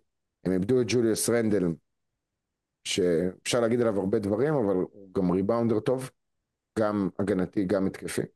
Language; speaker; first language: Hebrew; native; Hebrew